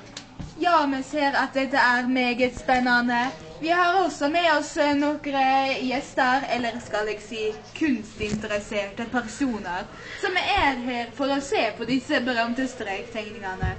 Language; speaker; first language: Norwegian; native; Norwegian